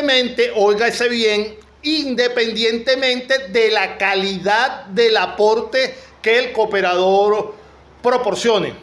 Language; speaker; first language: Spanish; native; Spanish